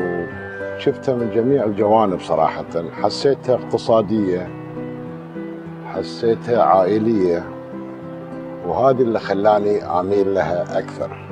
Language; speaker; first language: Arabic; native; Arabic